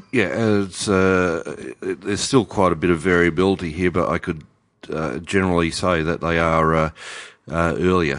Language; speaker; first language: English; native; English